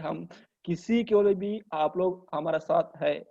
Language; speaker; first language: Hindi; non-native, local second language; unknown